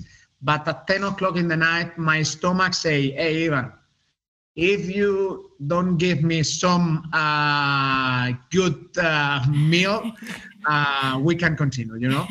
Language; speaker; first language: English; non-native, learner; Spanish